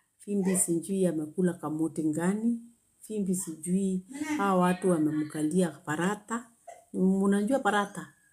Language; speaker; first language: Swahili; native; Swahili